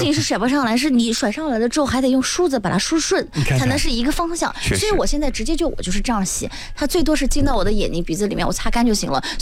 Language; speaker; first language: Chinese; native; Chinese